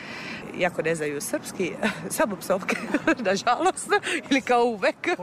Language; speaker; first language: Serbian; non-native, fluent; Italian